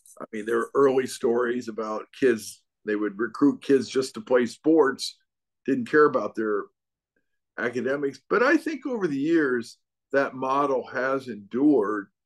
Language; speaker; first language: English; native; English